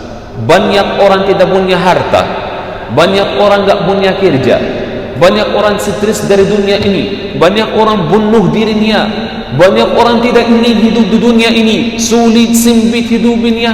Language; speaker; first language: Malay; non-native, fluent; Arabic